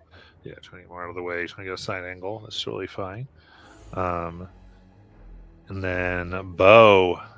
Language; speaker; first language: English; native; English